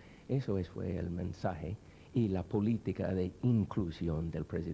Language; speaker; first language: Spanish; non-native, fluent; English